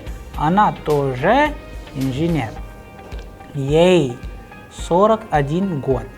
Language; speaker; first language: Russian; non-native, fluent; Hindi